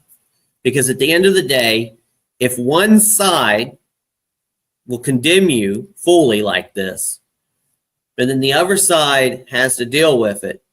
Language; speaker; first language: English; native; English